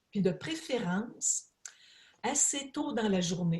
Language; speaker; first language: French; native; French